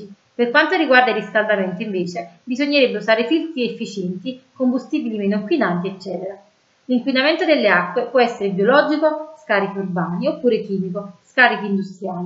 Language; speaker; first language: Italian; native; Italian